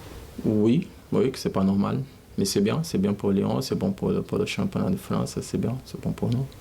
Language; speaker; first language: French; non-native, learner; Portuguese